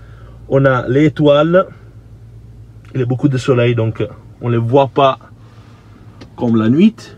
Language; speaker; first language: French; non-native, learner; Italian